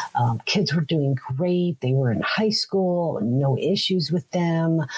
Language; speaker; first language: English; native; English